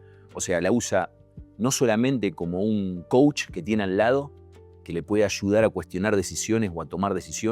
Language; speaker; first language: Spanish; native; Spanish